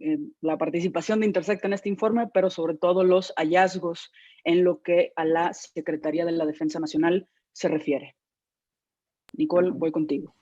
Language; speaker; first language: Spanish; native; Spanish